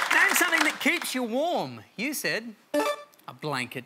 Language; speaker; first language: English; native; English